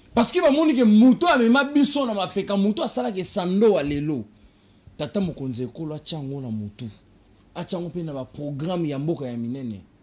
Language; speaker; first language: Lingala; non-native, local second language; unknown